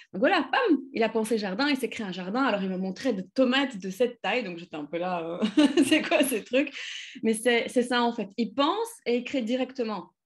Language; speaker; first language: French; non-native, fluent; Polish